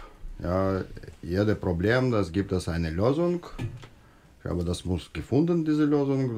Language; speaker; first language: German; non-native, learner; Russian